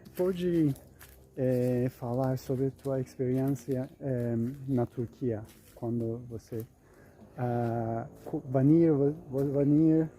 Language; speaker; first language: Portuguese; non-native, learner; Turkish